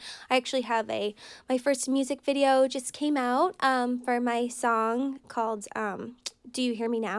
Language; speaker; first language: English; native; English